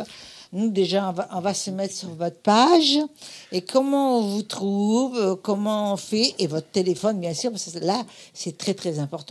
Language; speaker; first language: French; native; French